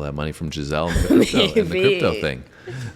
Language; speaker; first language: English; native; English